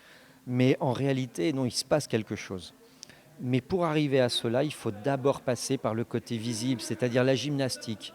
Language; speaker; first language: French; native; French